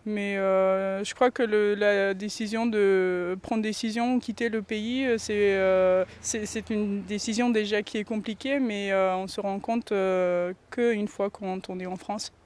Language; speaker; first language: French; non-native, fluent; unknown